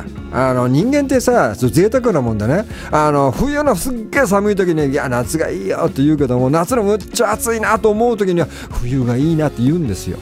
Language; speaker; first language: Japanese; native; Japanese